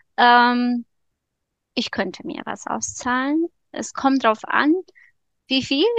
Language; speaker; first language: German; non-native, fluent; Romanian